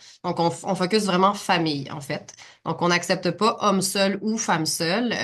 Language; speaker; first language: French; native; French